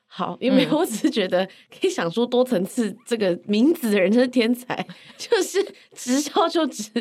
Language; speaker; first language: Chinese; native; Chinese